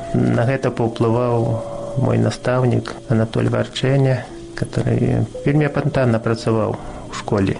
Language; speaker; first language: Belarusian; native; Belarusian